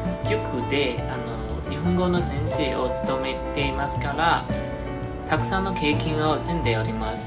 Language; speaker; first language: Japanese; non-native, fluent; Chinese